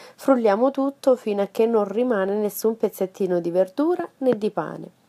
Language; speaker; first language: Italian; non-native, fluent; Spanish